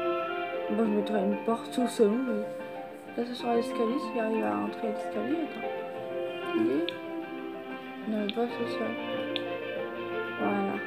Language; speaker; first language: French; native; French